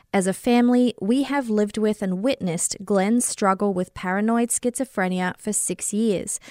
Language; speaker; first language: English; native; English